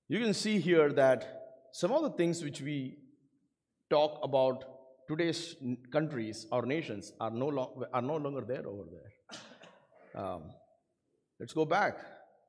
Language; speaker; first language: English; non-native, local second language; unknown